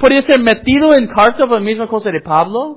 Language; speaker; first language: Spanish; non-native, learner; English